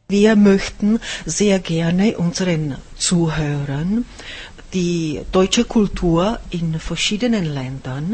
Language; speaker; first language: German; non-native, fluent; Czech